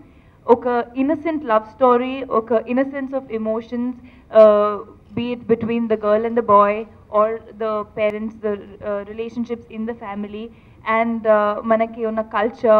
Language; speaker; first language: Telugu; non-native, learner; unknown